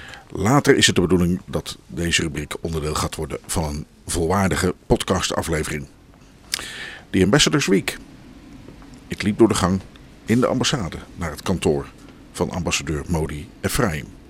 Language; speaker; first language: Dutch; native; Dutch